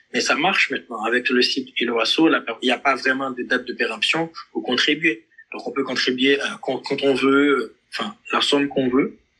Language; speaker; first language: French; non-native, local second language; Haitian Creole